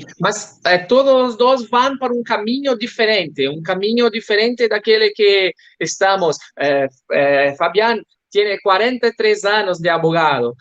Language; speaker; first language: Spanish; non-native, learner; Portuguese